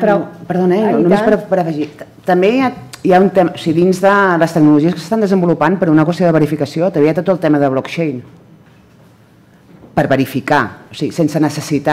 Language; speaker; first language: Catalan; native; Catalan